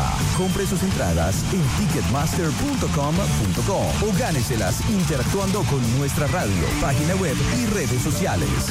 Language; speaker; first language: Spanish; native; Spanish